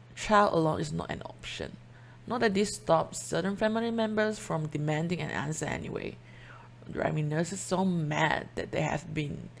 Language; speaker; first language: English; non-native, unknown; Chinese